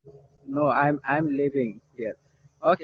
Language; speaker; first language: English; non-native, learner; Bangla